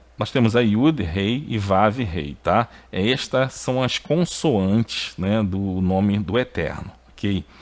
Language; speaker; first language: Portuguese; native; Portuguese